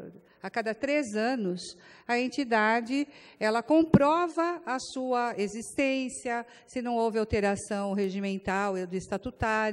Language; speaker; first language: Portuguese; native; Portuguese